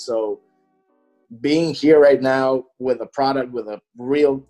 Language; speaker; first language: English; native; English